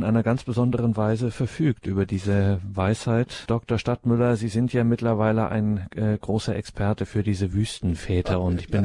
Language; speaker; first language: German; native; German